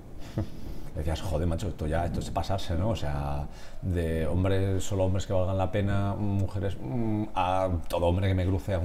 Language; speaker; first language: Spanish; native; Spanish